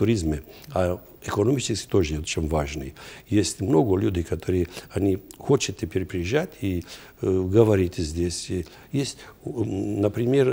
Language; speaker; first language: Russian; non-native, fluent; Romanian